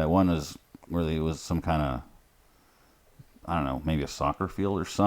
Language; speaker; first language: English; native; English